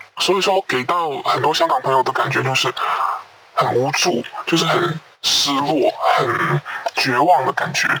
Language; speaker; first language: Chinese; non-native, local second language; Cantonese